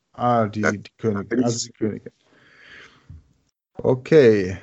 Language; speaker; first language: German; native; German